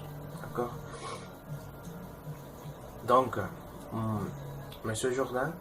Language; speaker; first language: French; non-native, learner; Spanish